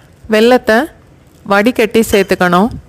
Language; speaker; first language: Tamil; native; Tamil